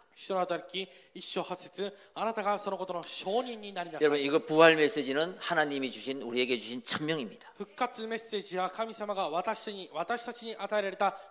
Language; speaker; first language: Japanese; non-native, fluent; Korean